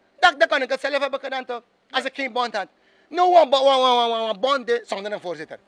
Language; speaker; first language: Dutch; native; Dutch